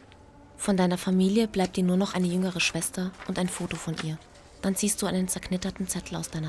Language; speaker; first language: German; native; German